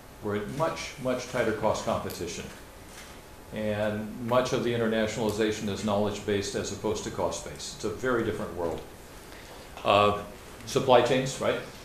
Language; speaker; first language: English; native; English